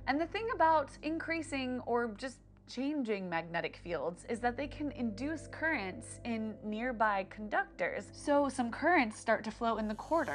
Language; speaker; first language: English; native; English